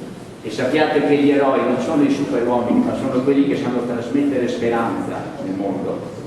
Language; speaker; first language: Italian; native; Italian